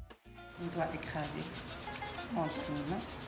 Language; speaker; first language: French; non-native, learner; Arabic